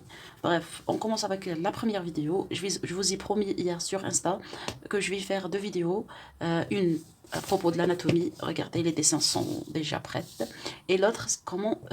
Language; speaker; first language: French; non-native, local second language; Arabic